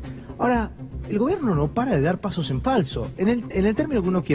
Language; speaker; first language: Spanish; native; Spanish